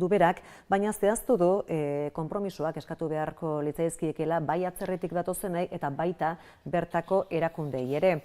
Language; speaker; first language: Basque; native; Basque